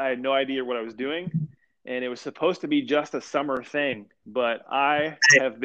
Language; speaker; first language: English; native; English